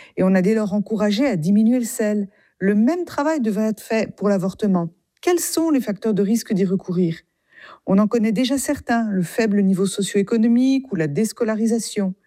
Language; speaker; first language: French; native; French